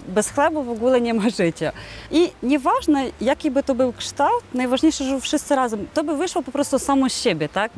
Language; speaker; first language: Polish; non-native, fluent; Ukrainian